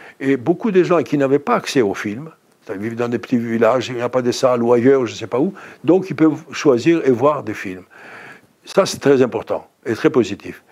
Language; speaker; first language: French; non-native, fluent; Greek